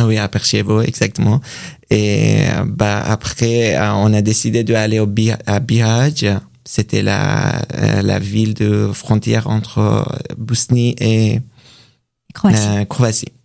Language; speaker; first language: French; non-native, learner; Persian